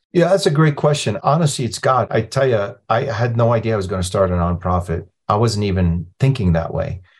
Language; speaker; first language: English; early bilingual, other home language; Arabic